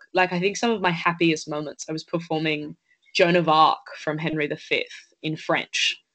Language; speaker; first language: English; native; English